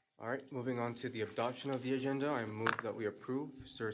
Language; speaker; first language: English; native; English